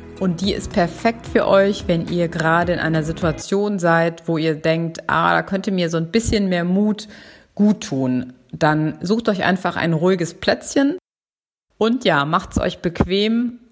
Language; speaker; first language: German; native; German